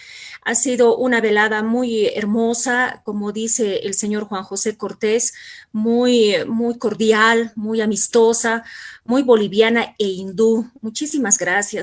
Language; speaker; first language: Spanish; native; Spanish